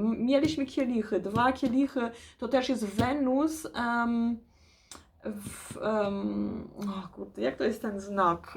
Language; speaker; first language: Polish; early bilingual, heritage; Polish